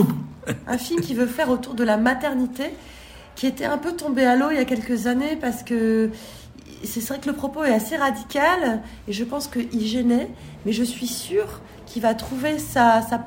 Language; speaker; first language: French; native; French